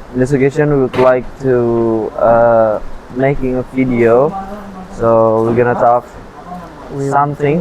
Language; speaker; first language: English; non-native, learner; Indonesian